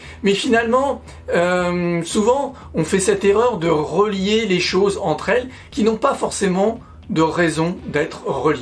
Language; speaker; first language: French; native; French